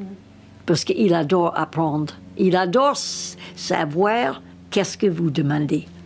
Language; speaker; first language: French; non-native, learner; English